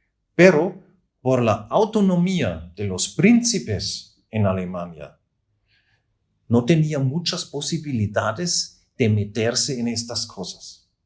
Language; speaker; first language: Spanish; non-native, fluent; German